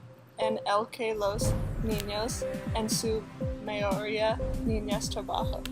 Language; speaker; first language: Spanish; non-native, learner; English